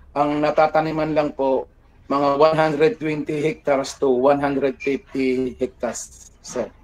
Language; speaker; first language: Filipino; non-native, local second language; Pangasinan